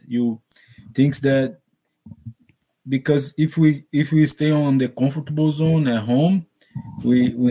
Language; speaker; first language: English; non-native, learner; Portuguese